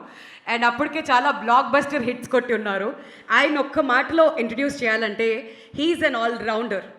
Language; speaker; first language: Telugu; native; Telugu